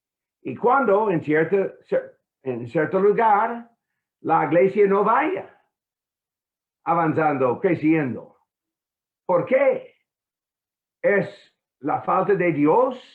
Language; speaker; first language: Spanish; non-native, fluent; English